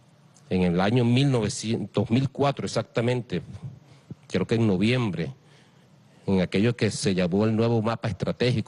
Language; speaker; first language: Spanish; native; Spanish